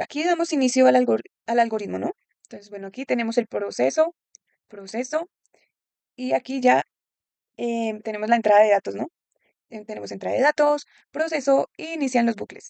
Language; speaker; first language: Spanish; native; Spanish